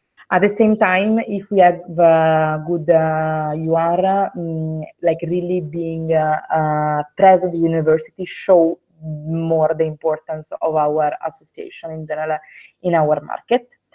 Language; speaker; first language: English; non-native, fluent; Italian